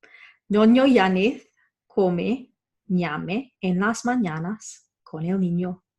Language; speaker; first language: Spanish; non-native, fluent; English